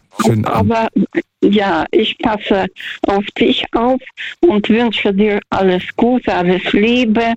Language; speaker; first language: German; non-native, fluent; Russian